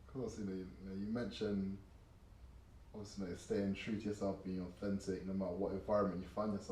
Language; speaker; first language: English; native; English